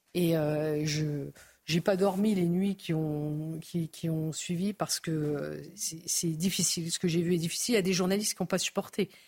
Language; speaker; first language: French; native; French